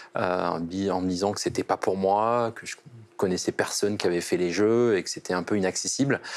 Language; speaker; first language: French; native; French